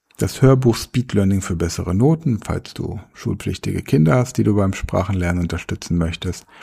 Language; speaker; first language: German; native; German